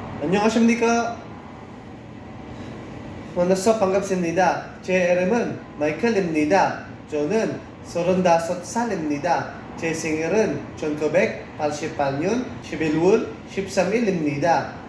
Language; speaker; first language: Korean; non-native, learner; Filipino